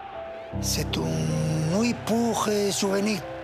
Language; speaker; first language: French; non-native, learner; Spanish